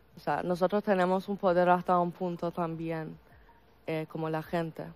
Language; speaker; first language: Spanish; non-native, fluent; Persian